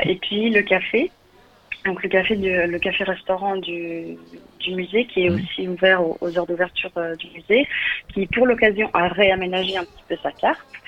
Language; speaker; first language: French; native; French